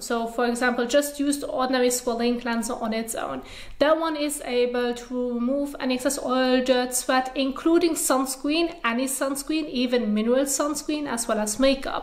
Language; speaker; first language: English; non-native, fluent; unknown